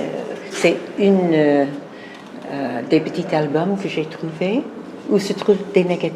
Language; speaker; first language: French; non-native, fluent; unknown